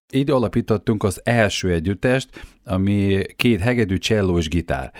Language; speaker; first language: Hungarian; non-native, fluent; Ukrainian